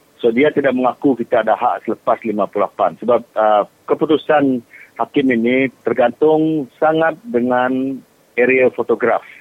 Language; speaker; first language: Malay; non-native, local second language; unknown